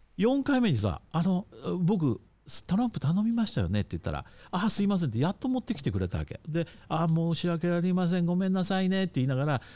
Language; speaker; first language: Japanese; native; Japanese